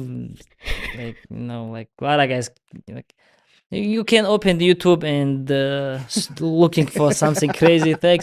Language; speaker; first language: English; non-native, learner; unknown